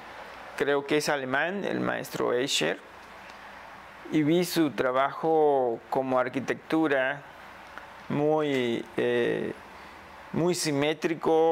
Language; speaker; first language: Spanish; non-native, local second language; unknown